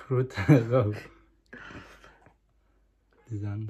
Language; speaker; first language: German; non-native, learner; Persian